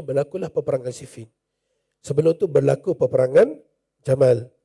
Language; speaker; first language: Malay; native; Malay